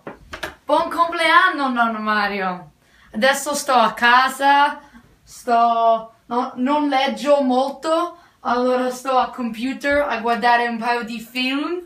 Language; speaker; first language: Italian; early bilingual, heritage; Italian